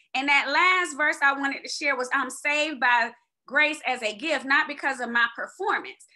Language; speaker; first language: English; native; English